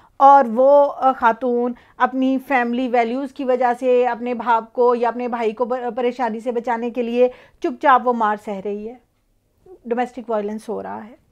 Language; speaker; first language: Urdu; native; Urdu